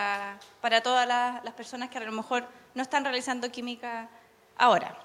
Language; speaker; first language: Spanish; native; Spanish